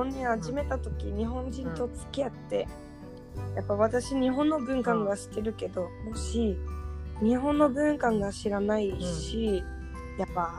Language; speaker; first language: Japanese; non-native, learner; French